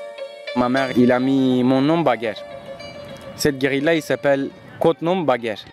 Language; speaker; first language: French; non-native, learner; Kurdish